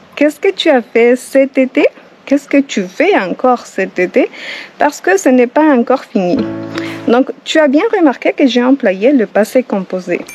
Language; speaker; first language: French; non-native, fluent; Spanish